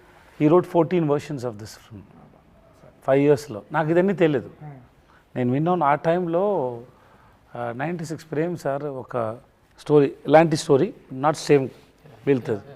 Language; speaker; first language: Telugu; non-native, learner; Tamil